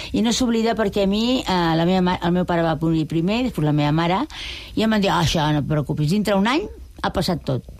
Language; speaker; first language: Catalan; non-native, local second language; Spanish